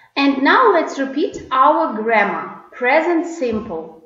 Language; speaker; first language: English; non-native, fluent; Russian